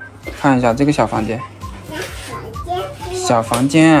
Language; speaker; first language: Chinese; native; Chinese